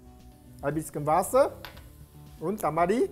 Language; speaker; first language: German; non-native, learner; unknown